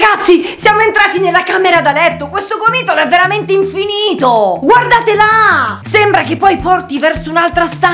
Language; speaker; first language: Italian; native; Italian